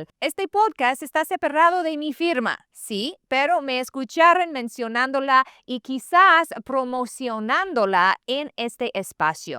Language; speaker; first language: Spanish; non-native, fluent; English